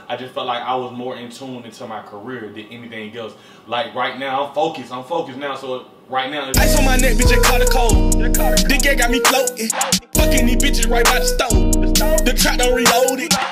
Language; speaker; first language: English; native; English